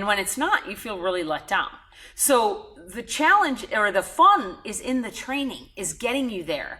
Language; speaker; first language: English; native; English